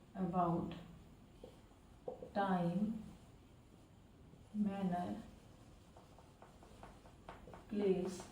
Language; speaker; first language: English; non-native, learner; Hindi